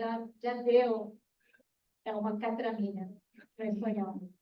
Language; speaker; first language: Portuguese; non-native, fluent; Spanish